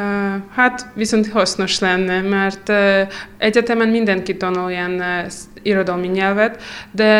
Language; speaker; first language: Hungarian; non-native, fluent; Russian